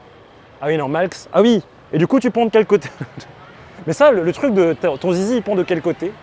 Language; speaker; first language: French; native; French